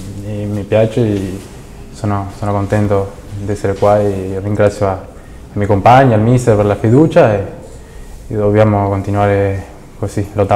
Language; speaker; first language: Italian; non-native, fluent; Spanish